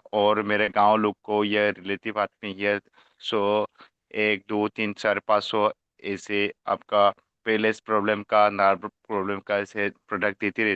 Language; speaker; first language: Hindi; non-native, local second language; Assamese